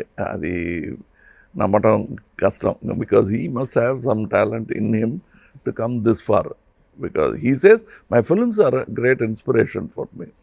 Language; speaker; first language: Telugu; non-native, local second language; Tamil